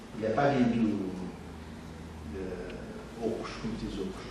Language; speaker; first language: French; non-native, learner; Portuguese